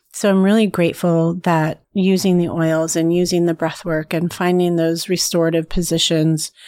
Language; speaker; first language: English; native; English